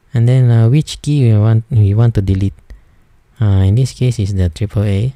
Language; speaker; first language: English; non-native, local second language; Filipino